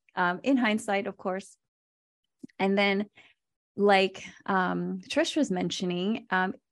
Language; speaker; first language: English; native; English